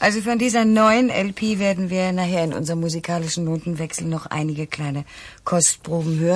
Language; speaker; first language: German; native; German